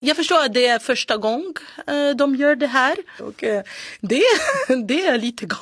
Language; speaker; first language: Swedish; non-native, fluent; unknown